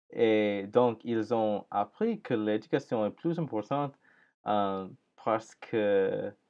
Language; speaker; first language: French; non-native, learner; English